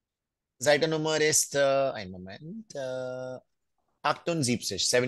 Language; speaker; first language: English; non-native, local second language; Hindi